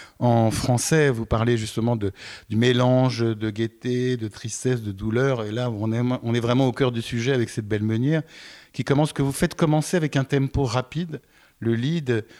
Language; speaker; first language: French; native; French